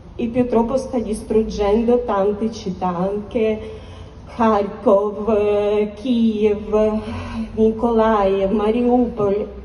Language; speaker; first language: Italian; non-native, learner; Ukrainian